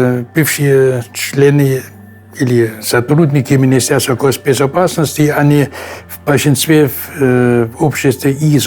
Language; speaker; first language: Russian; non-native, fluent; German